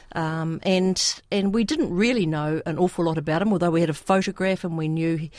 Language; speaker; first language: English; early bilingual, other home language; Sinhala